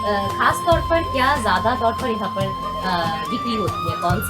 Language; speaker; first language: Hindi; native; Hindi